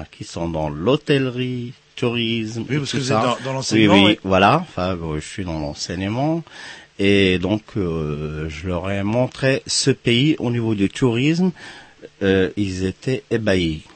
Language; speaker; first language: French; non-native, local second language; Arabic